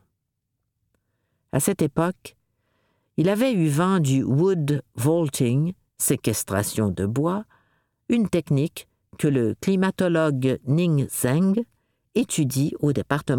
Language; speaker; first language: French; native; French